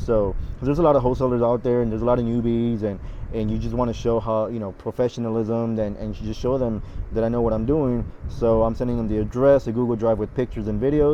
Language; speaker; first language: English; native; English